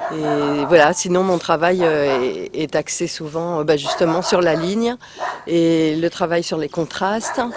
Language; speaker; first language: French; native; French